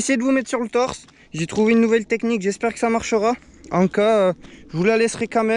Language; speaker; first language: French; native; French